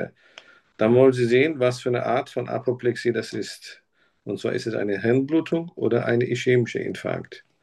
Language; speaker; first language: German; native; German